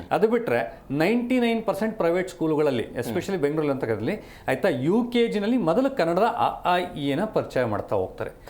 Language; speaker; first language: Kannada; native; Kannada